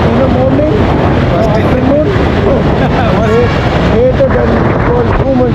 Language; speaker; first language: English; non-native, learner; Hindi